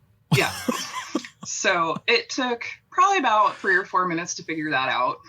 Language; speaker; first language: English; native; English